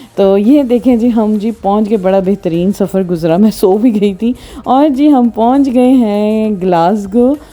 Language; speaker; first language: Urdu; non-native, local second language; Punjabi